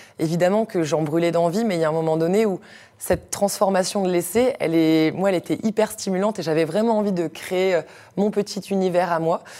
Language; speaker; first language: French; native; French